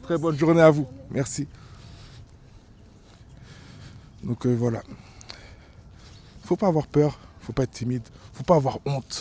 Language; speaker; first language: French; native; French